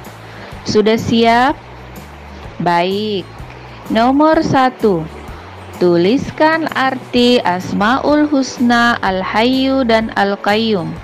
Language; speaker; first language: Indonesian; native; Indonesian